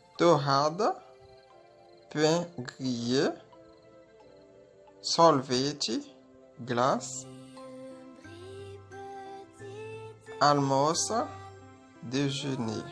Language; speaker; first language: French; non-native, local second language; Haitian Creole